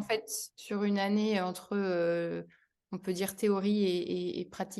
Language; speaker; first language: French; native; French